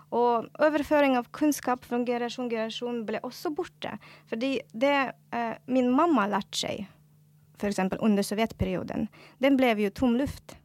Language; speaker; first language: Norwegian; non-native, fluent; Russian